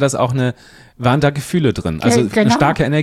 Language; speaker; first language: German; native; German